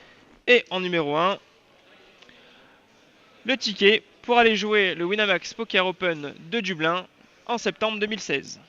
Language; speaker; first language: French; native; French